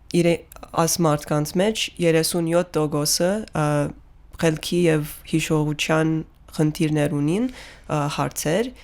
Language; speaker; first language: Armenian; early bilingual, heritage; Armenian